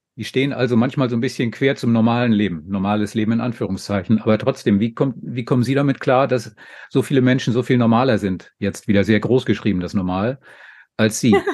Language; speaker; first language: German; native; German